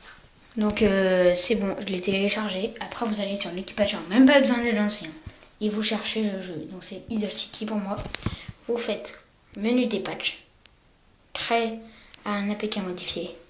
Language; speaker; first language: French; native; French